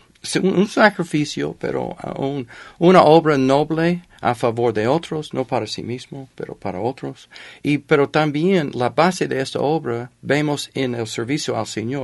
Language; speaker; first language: Spanish; non-native, fluent; English